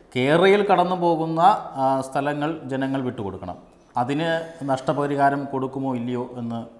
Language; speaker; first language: Malayalam; native; Malayalam